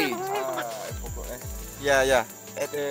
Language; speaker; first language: English; non-native, learner; Malay